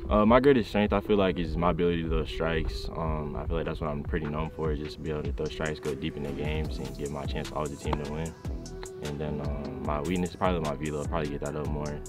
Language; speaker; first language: English; native; English